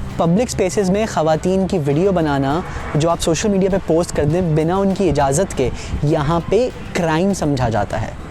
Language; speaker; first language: Urdu; native; Urdu